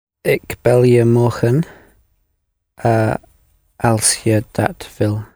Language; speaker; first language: Dutch; non-native, learner; English